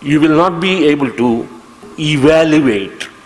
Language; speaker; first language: English; non-native, local second language; Kannada